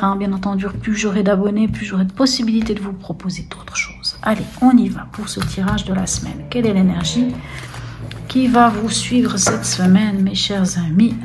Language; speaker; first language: French; native; French